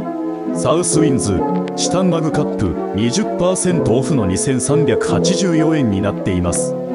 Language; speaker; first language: Japanese; native; Japanese